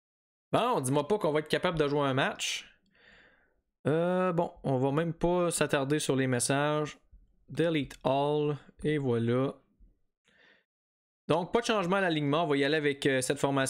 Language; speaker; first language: French; native; French